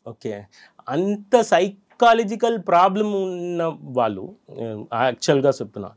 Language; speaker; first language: Telugu; non-native, fluent; Tamil